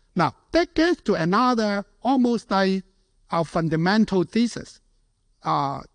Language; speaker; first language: English; non-native, local second language; Cantonese